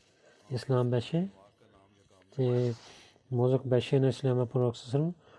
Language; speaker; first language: Bulgarian; non-native, learner; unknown